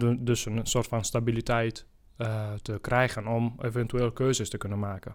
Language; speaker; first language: Dutch; non-native, fluent; Italian